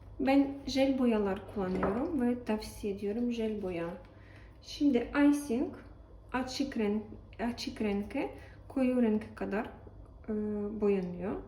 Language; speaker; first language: Turkish; non-native, learner; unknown